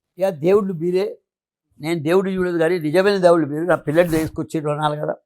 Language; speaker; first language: Telugu; native; Telugu